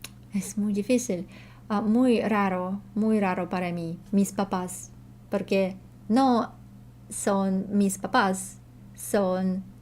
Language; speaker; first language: Spanish; non-native, learner; Russian